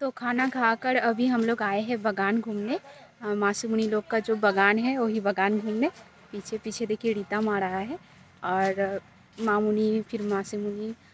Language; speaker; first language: Hindi; non-native, local second language; Bangla